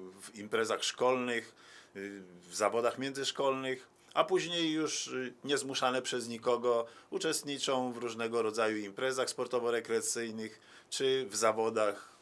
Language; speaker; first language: Polish; native; Polish